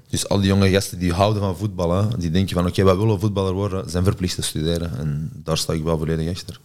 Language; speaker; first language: Dutch; native; Dutch